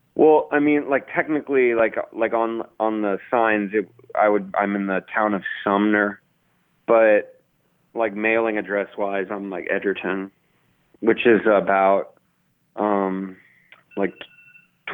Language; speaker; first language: English; native; English